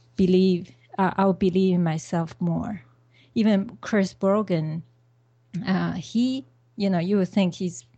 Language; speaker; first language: English; non-native, fluent; Chinese